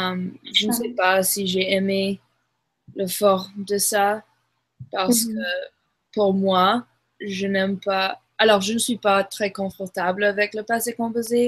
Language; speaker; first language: French; non-native, learner; English